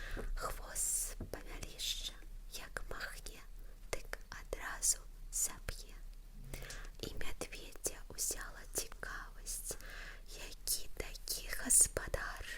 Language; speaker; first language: Belarusian; non-native, local second language; Russian